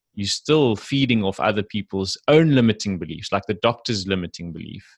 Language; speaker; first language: English; native; English